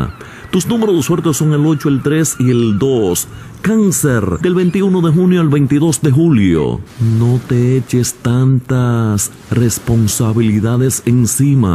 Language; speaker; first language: Spanish; native; Spanish